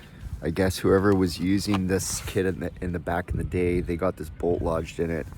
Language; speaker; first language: English; native; English